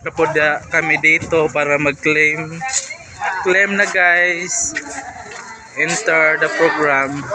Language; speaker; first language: Filipino; non-native, local second language; Surigaonon